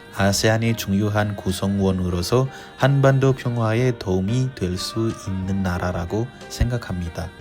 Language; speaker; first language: Korean; non-native, fluent; Indonesian